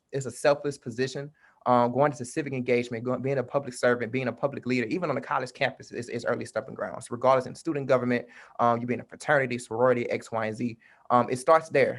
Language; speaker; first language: English; native; English